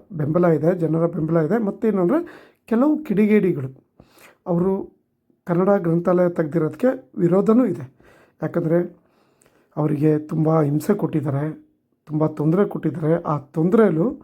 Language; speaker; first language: Kannada; native; Kannada